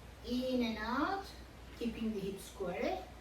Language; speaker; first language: English; non-native, fluent; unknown